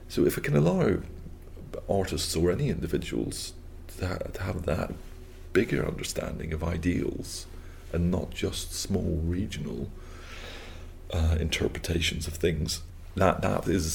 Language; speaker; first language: English; native; English